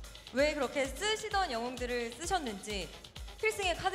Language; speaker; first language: Korean; native; Korean